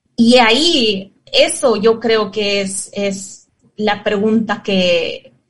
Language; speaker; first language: Spanish; native; Spanish